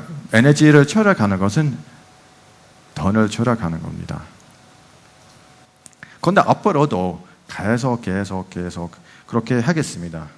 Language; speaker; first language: Korean; non-native, fluent; Dutch